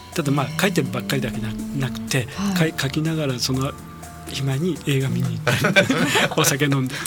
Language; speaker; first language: Japanese; native; Japanese